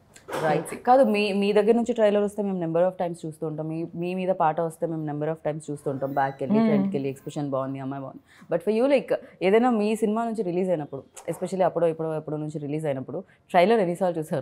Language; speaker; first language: Telugu; native; Telugu